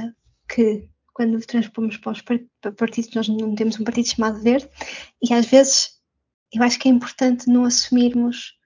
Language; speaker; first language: Portuguese; native; Portuguese